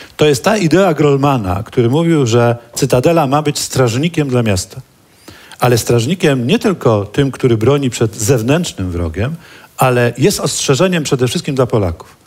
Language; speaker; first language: Polish; native; Polish